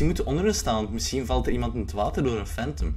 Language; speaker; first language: Dutch; native; Dutch